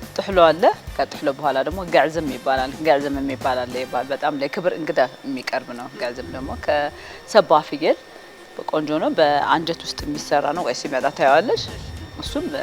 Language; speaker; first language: Amharic; non-native, local second language; Tigrinya